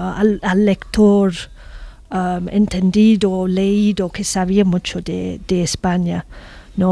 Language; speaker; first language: Spanish; non-native, fluent; English